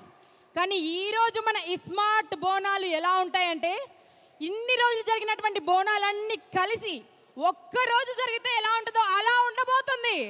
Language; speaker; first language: Telugu; native; Telugu